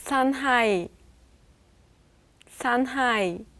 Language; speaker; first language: Korean; non-native, learner; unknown